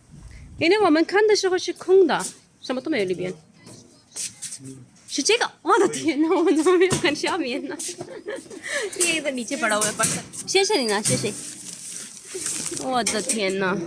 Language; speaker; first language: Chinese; non-native, learner; Urdu